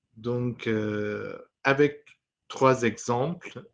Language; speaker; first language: French; non-native, fluent; Persian